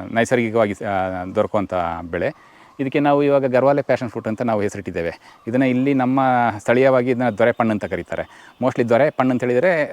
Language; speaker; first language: Kannada; non-native, local second language; Kodava